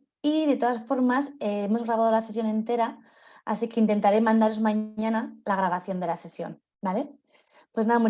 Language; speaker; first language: Spanish; native; Spanish